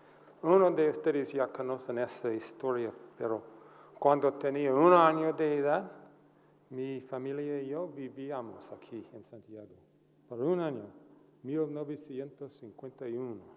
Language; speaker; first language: Spanish; non-native, learner; English